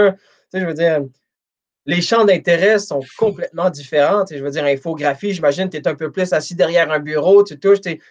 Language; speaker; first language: French; native; French